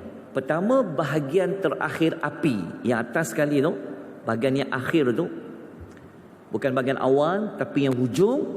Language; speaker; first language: Malay; native; Malay